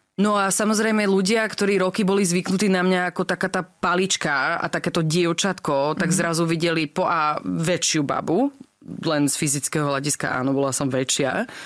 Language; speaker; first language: Slovak; early bilingual, other home language; English